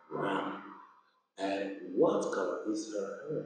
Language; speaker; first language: English; non-native, fluent; Vietnamese